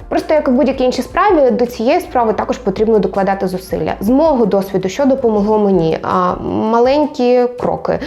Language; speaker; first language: Ukrainian; non-native, local second language; Russian